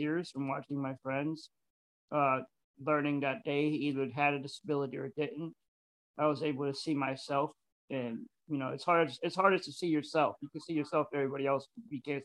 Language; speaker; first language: English; early bilingual, other home language; Spanish